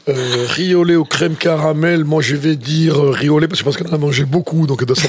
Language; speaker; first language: French; native; French